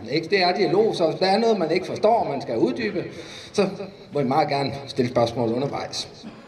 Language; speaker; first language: Danish; native; Danish